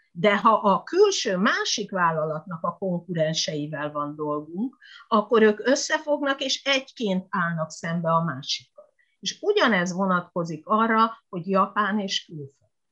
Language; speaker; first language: Hungarian; non-native, fluent; Japanese